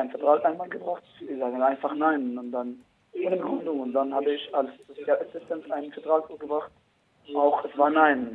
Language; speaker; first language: German; non-native, learner; Arabic